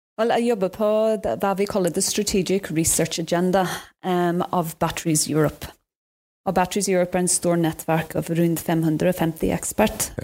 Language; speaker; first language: Norwegian; non-native, fluent; English